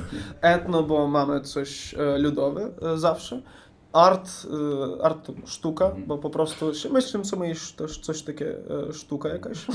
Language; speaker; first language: Polish; non-native, learner; Ukrainian